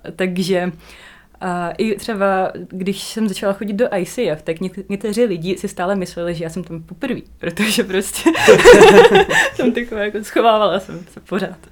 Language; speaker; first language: Czech; non-native, fluent; Russian